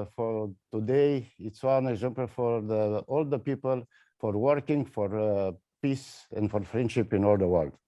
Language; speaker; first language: English; non-native, learner; Romanian